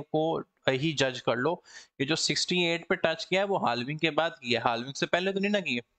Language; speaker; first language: Hindi; native; Hindi